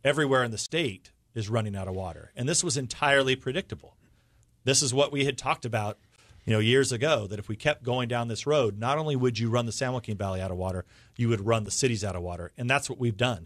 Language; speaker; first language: English; native; English